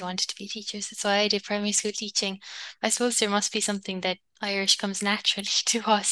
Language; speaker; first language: English; non-native, local second language; Irish